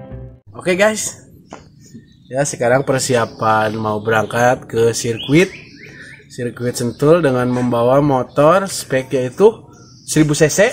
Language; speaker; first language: Indonesian; non-native, local second language; Sundanese